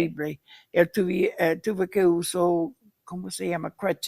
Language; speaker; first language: Spanish; non-native, fluent; English